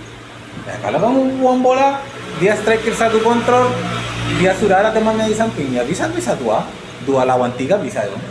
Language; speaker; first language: Indonesian; non-native, fluent; Spanish